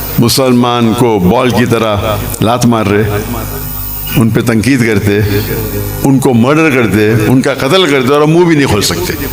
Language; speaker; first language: Urdu; non-native, local second language; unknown